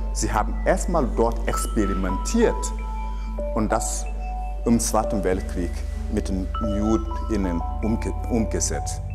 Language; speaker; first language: German; non-native, fluent; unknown